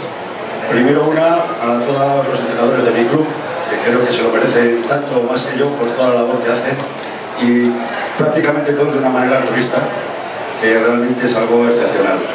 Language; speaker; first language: Spanish; native; Spanish